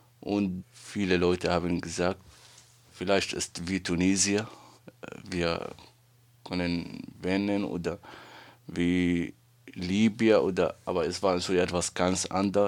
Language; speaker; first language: German; non-native, learner; Arabic